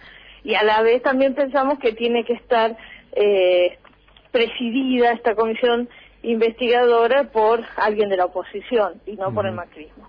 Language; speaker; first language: Spanish; native; Spanish